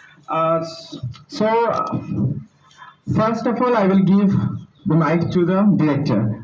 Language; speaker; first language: English; non-native, local second language; Bangla